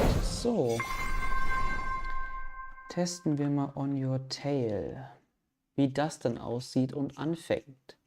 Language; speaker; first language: German; native; German